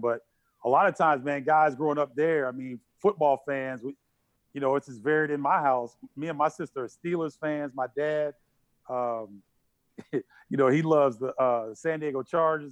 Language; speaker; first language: English; native; English